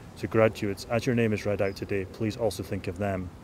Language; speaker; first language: English; native; English